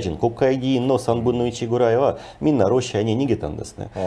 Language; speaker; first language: Japanese; non-native, fluent; Ukrainian